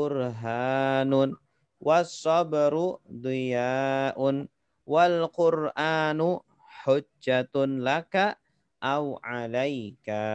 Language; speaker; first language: Arabic; non-native, fluent; Indonesian